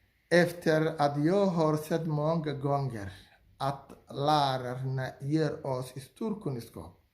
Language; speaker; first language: Swedish; non-native, learner; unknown